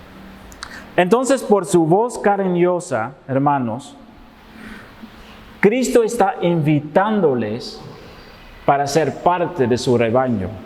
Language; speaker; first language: Spanish; non-native, fluent; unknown